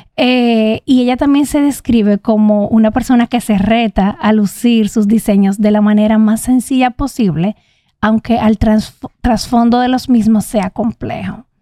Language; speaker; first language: Spanish; native; Spanish